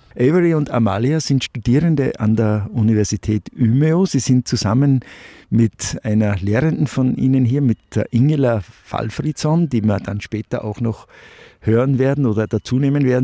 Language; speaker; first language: German; native; German